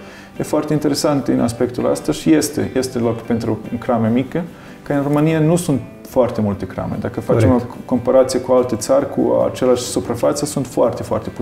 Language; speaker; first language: Romanian; non-native, learner; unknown